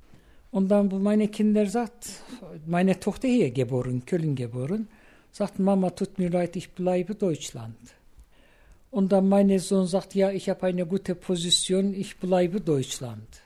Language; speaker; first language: German; non-native, learner; Turkish